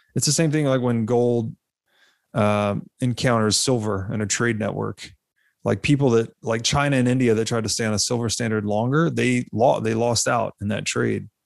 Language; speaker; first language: English; native; English